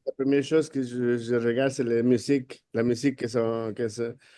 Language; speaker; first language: French; non-native, fluent; Spanish